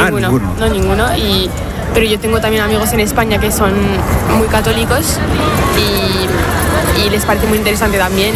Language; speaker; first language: Spanish; non-native, fluent; French